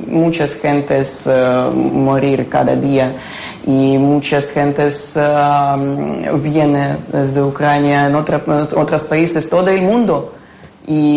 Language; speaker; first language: Spanish; non-native, learner; Ukrainian